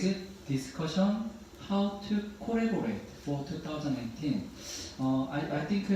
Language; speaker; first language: English; non-native, learner; Korean